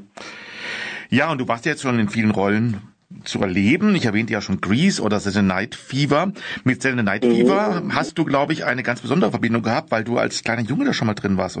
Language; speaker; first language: German; native; German